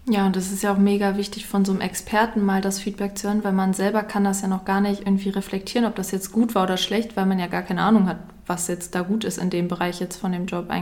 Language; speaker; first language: German; native; German